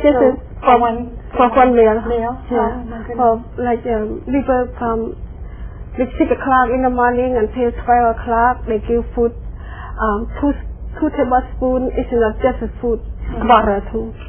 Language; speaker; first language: English; non-native, learner; Khmer